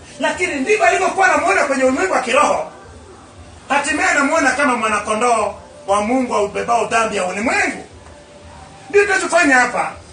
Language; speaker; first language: Swahili; non-native, local second language; Luo (Kenya and Tanzania)